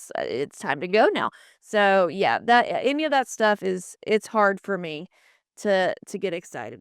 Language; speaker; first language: English; native; English